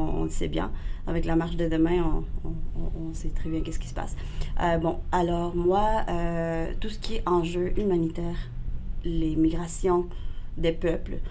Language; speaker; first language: French; non-native, fluent; Spanish